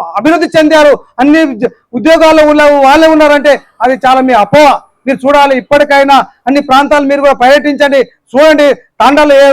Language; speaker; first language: Telugu; non-native, local second language; Lambadi